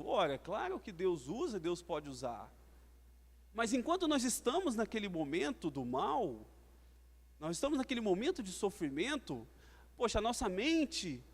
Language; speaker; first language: Portuguese; native; Portuguese